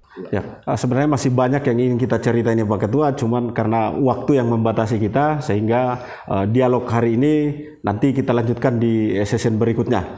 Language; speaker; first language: Indonesian; native; Indonesian